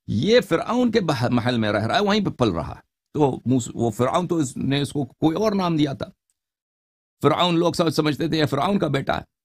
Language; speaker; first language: Urdu; non-native, fluent; Persian